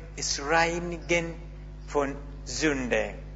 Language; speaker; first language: German; non-native, learner; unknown